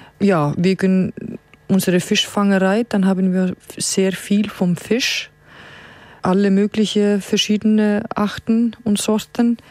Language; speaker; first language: German; non-native, fluent; Icelandic